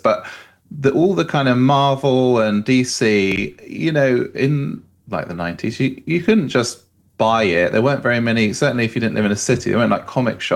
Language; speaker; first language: English; native; English